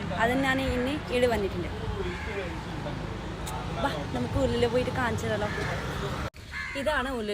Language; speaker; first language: Malayalam; non-native, local second language; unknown